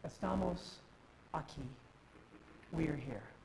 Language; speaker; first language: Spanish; non-native, learner; English